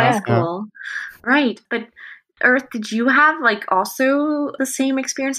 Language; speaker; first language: English; non-native, fluent; Thai